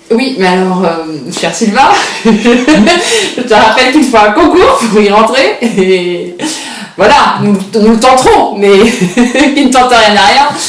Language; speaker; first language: French; native; French